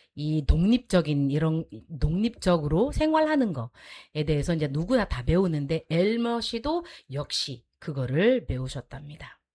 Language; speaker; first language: Korean; native; Korean